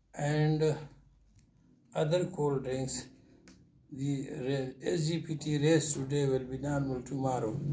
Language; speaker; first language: English; non-native, local second language; Urdu